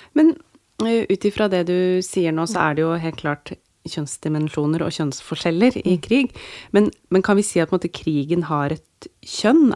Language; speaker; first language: Norwegian; native; Norwegian